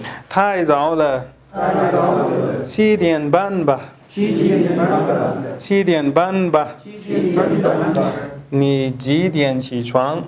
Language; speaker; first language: Chinese; non-native, fluent; Pashto